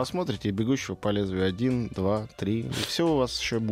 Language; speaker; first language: Russian; native; Russian